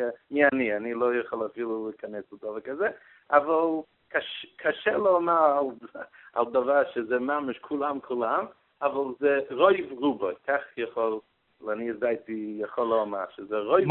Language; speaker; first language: Hebrew; non-native, learner; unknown